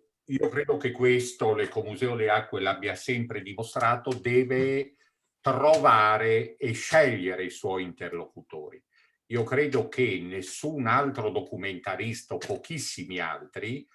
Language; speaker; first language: Italian; native; Italian